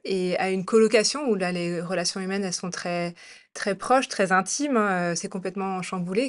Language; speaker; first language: French; native; French